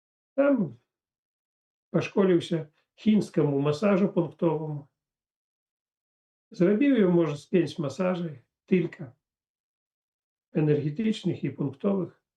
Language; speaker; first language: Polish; non-native, fluent; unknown